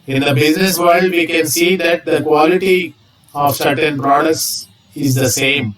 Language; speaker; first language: English; non-native, local second language; Telugu